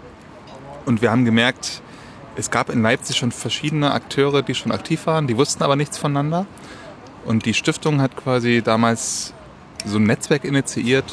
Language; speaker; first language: German; native; German